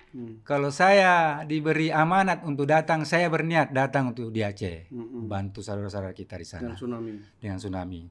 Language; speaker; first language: Indonesian; non-native, local second language; Buginese